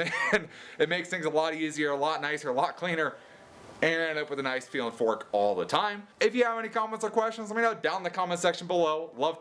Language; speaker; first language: English; native; English